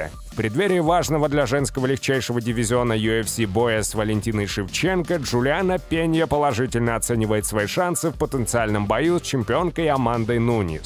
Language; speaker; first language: Russian; native; Russian